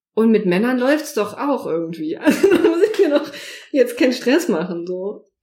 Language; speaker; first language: German; native; German